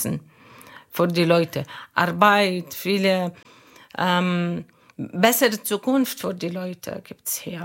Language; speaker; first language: German; non-native, learner; Arabic